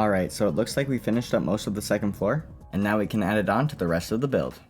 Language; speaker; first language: English; native; English